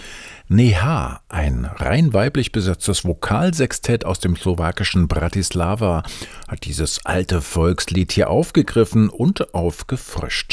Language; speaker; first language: German; native; German